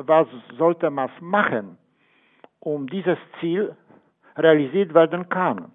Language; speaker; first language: German; non-native, fluent; Polish